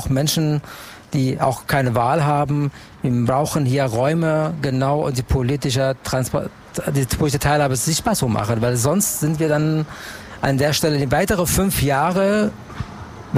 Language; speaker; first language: German; non-native, fluent; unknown